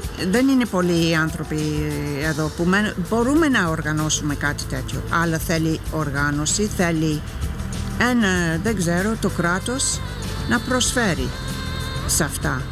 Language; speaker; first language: Greek; non-native, fluent; English